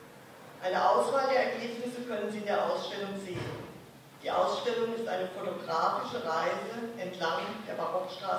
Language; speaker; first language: German; native; German